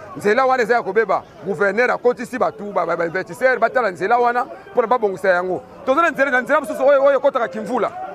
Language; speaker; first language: Lingala; non-native, local second language; Kongo